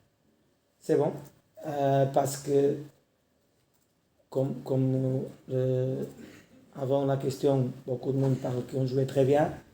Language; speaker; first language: French; non-native, learner; Portuguese